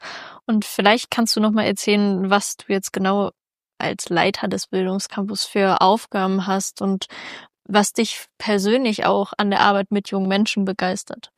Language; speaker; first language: German; native; German